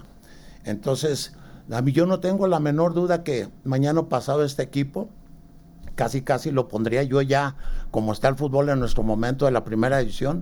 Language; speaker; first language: Spanish; native; Spanish